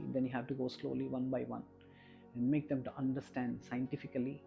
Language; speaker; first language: English; non-native, local second language; Kannada